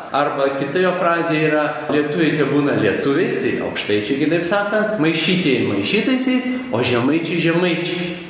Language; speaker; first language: Lithuanian; native; Lithuanian